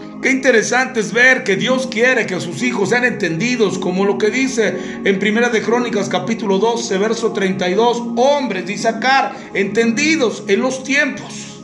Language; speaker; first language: Spanish; native; Spanish